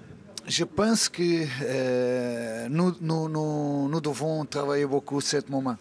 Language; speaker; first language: French; non-native, learner; Portuguese